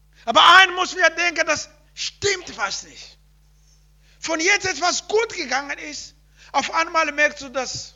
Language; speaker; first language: German; non-native, learner; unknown